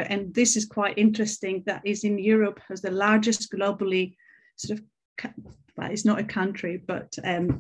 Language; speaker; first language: English; non-native, fluent; Greek